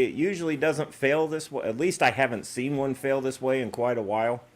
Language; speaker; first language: English; native; English